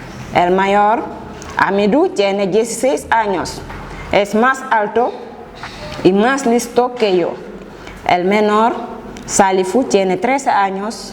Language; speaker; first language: Spanish; non-native, fluent; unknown